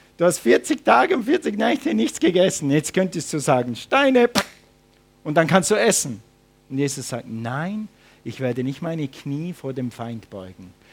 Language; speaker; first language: German; non-native, fluent; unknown